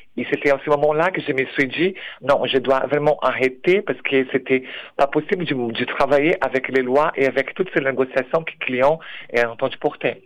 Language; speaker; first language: French; non-native, fluent; Portuguese